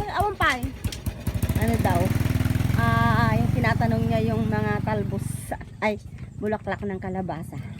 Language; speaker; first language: Filipino; native; Filipino